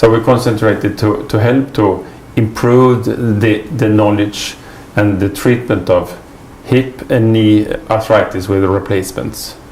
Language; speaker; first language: English; non-native, fluent; Swedish